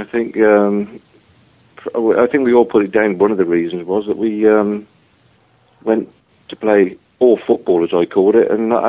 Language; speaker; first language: English; native; English